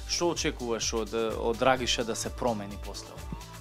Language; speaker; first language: Macedonian; native; Macedonian